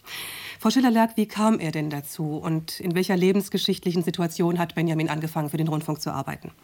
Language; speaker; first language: German; native; German